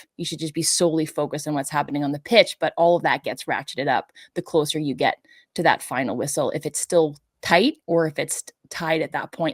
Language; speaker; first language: English; native; English